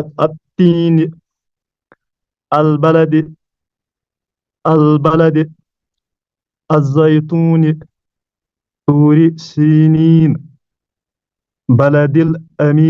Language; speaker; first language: Arabic; non-native, learner; Urdu